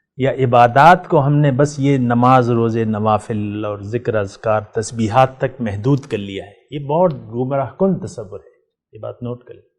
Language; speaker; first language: Urdu; non-native, local second language; Pashto